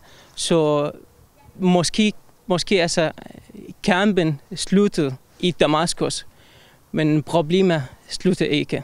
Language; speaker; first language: Danish; non-native, fluent; Arabic